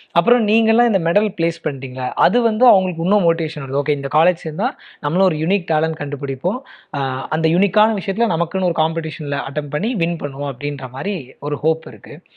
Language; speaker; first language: Tamil; native; Tamil